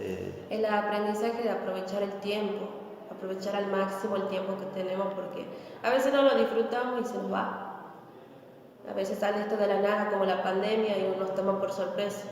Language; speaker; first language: Spanish; native; Spanish